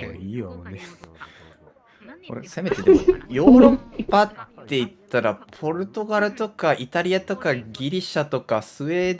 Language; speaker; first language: Japanese; native; Japanese